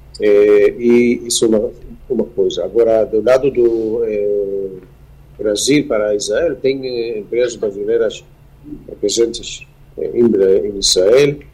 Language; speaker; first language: Portuguese; non-native, fluent; Hebrew